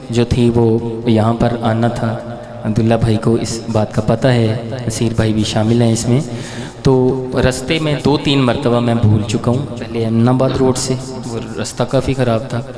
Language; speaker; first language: Urdu; non-native, local second language; Punjabi